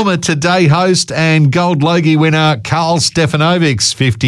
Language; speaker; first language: English; native; English